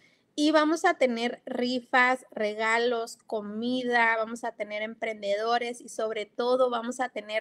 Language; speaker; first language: Spanish; native; Spanish